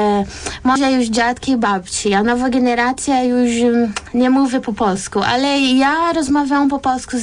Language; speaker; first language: Polish; non-native, fluent; Portuguese